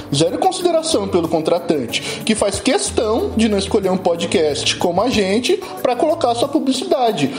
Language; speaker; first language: Portuguese; native; Portuguese